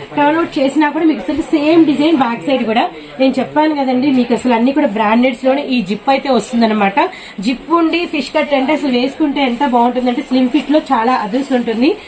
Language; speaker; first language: Telugu; native; Telugu